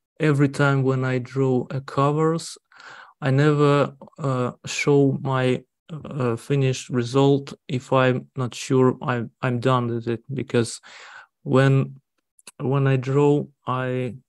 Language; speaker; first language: English; non-native, learner; Russian